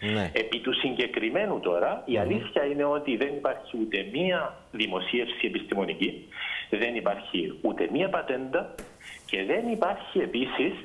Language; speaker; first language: Greek; native; Greek